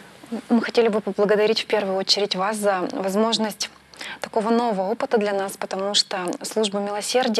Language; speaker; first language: Russian; native; Russian